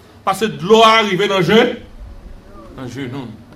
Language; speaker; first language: French; native; French